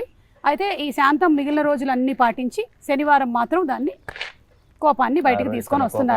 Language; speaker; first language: Telugu; native; Telugu